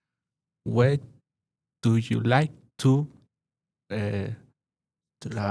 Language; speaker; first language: English; non-native, learner; Spanish